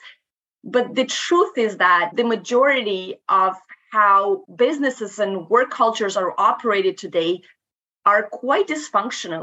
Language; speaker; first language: English; non-native, fluent; Romanian